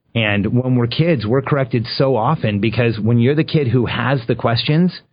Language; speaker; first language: English; early bilingual, other home language; Spanish